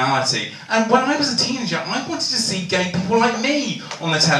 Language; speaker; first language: English; native; English